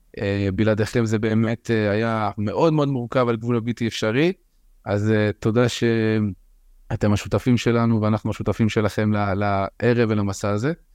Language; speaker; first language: Hebrew; early bilingual, other home language; French